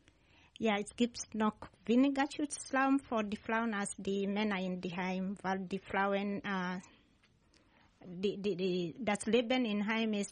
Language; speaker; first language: German; non-native, learner; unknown